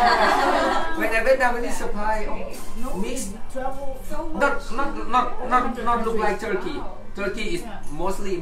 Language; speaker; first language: English; non-native, learner; Thai